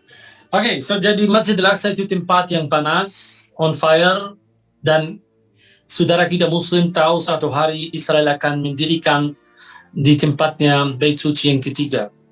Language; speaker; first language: Indonesian; non-native, fluent; Arabic